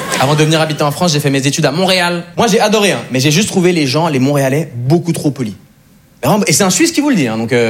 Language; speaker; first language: French; native; French